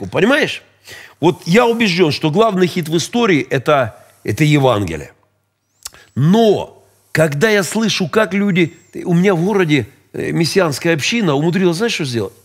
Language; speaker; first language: Russian; native; Russian